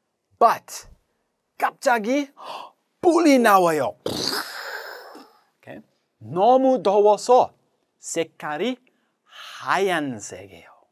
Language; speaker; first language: Korean; non-native, learner; English